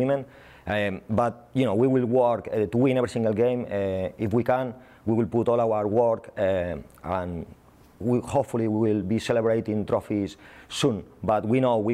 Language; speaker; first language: English; non-native, fluent; Spanish